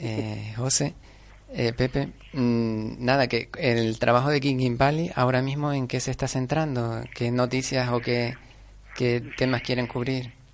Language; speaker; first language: Spanish; native; Spanish